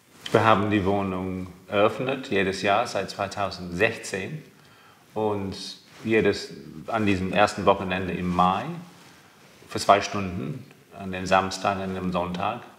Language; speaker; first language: German; non-native, fluent; English